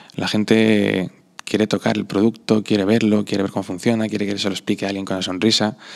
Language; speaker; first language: Spanish; non-native, fluent; Slovak